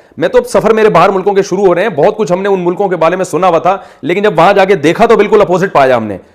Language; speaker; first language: Urdu; native; Urdu